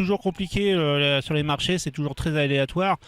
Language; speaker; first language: French; native; French